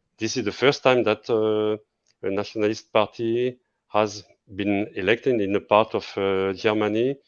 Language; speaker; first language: English; non-native, fluent; French